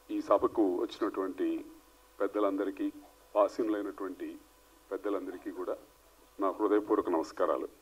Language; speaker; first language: Telugu; native; Telugu